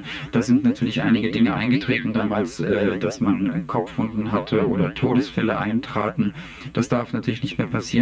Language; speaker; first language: German; native; German